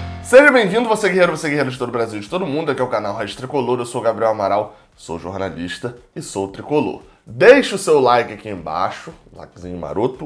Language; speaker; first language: Portuguese; native; Portuguese